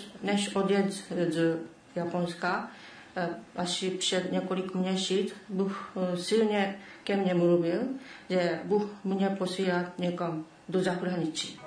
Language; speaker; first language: Czech; non-native, learner; Japanese